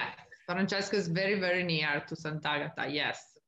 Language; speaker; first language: English; non-native, learner; Italian